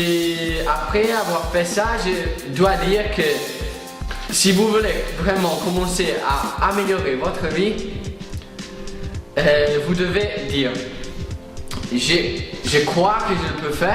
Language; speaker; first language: French; non-native, fluent; Italian